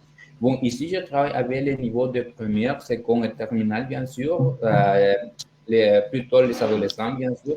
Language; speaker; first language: French; non-native, fluent; Spanish